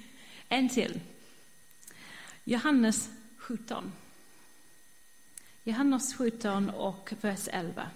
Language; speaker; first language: Swedish; non-native, fluent; English